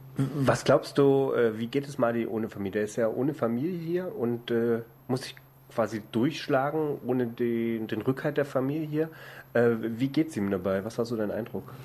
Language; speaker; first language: German; native; German